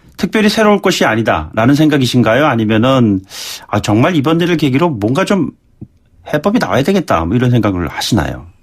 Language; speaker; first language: Korean; native; Korean